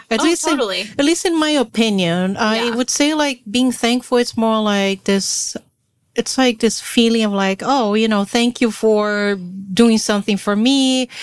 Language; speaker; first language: English; non-native, fluent; Portuguese